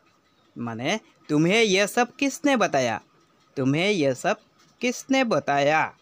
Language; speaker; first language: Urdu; non-native, local second language; Assamese